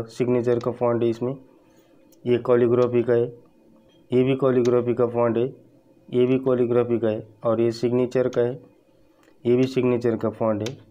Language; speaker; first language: Hindi; non-native, local second language; Marathi